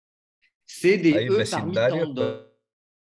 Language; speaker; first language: French; native; French